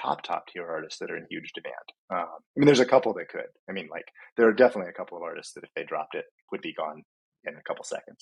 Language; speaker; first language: English; native; English